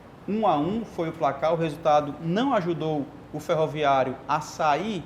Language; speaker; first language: Portuguese; native; Portuguese